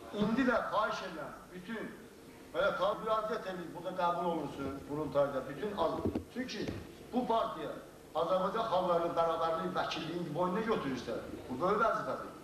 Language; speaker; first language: Azerbaijani; non-native, local second language; Talysh